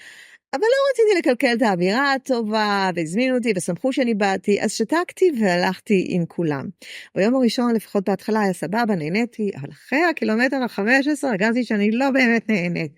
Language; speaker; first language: Hebrew; native; Hebrew